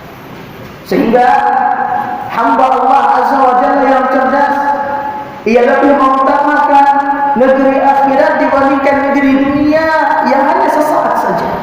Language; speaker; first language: Indonesian; native; Indonesian